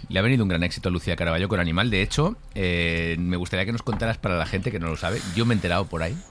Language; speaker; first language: Spanish; native; Spanish